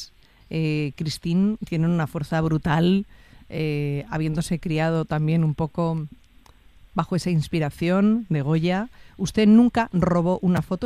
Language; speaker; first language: Spanish; native; Spanish